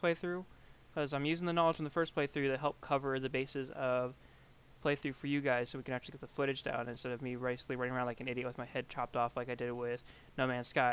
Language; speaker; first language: English; native; English